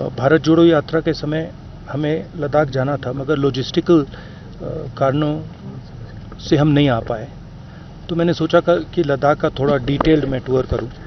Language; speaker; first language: Hindi; native; Hindi